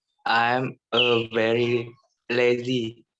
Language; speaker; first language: English; non-native, learner; Indonesian